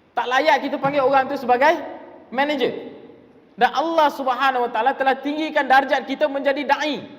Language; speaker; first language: Malay; non-native, local second language; Tamil